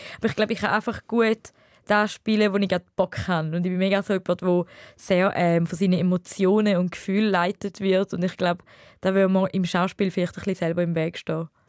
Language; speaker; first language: German; early bilingual, other home language; Tamil